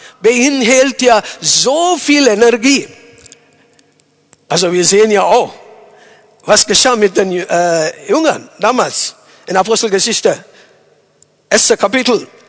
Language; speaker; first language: German; non-native, fluent; Tamil